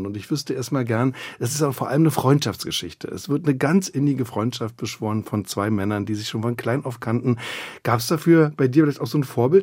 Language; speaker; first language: German; native; German